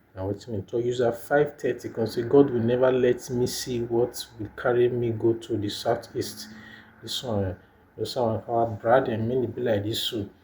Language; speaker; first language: Nigerian Pidgin; non-native, local second language; Bini